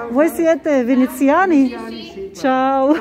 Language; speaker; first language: Italian; non-native, fluent; Russian